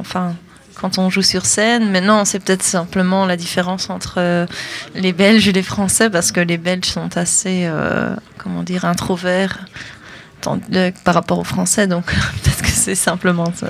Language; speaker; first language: French; non-native, local second language; Dutch